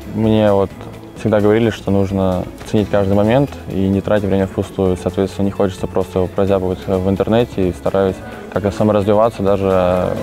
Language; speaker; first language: Russian; native; Russian